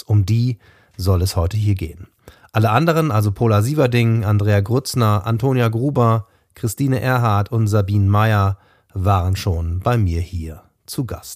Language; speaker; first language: German; native; German